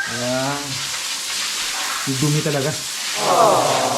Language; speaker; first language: Filipino; native; Filipino